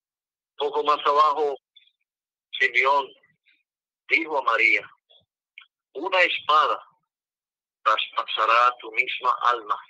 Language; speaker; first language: Spanish; non-native, fluent; English